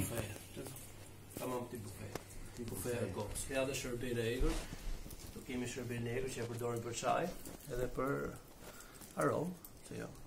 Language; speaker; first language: Albanian; native; Albanian